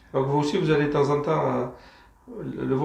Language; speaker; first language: French; native; French